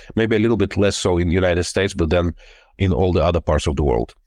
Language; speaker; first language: English; non-native, fluent; Lithuanian